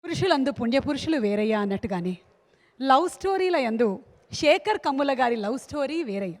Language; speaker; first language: Telugu; native; Telugu